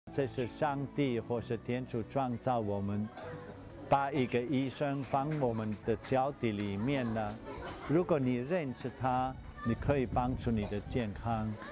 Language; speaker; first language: Chinese; non-native, fluent; German